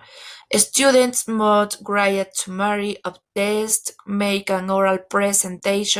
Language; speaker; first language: English; non-native, learner; Spanish